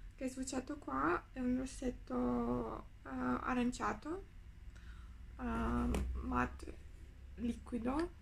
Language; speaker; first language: Italian; non-native, fluent; Ukrainian